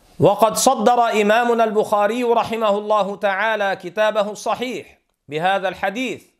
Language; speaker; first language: Arabic; native; Arabic